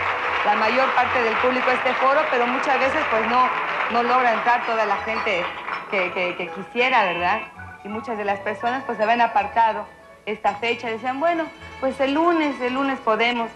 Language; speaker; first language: Spanish; native; Spanish